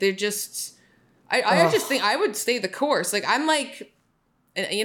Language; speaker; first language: English; native; English